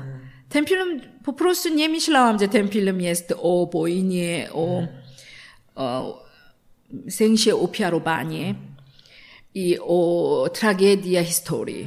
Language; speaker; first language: Polish; non-native, learner; Korean